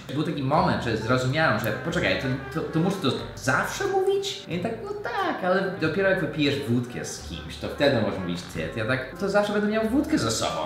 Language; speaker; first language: Polish; early bilingual, heritage; Polish